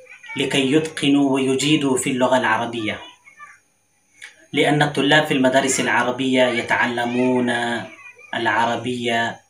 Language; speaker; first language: Arabic; non-native, fluent; Urdu